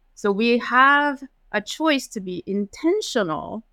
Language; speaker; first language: English; early bilingual, other home language; Japanese